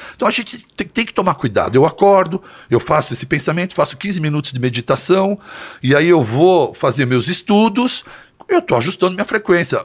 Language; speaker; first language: Portuguese; native; Portuguese